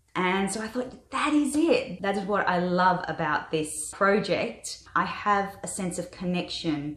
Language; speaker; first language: English; native; English